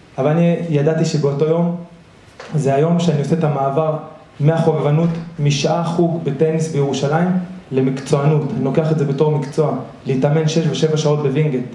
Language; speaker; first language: Hebrew; early bilingual, other home language; Spanish